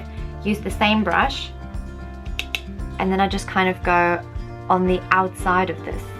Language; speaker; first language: English; native; English